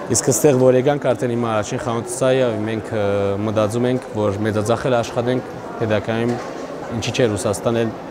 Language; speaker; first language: Armenian; early bilingual, heritage; Armenian